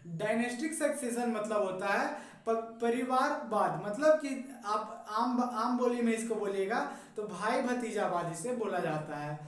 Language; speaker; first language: Hindi; native; Hindi